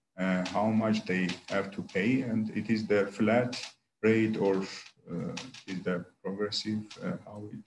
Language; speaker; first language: English; non-native, learner; Armenian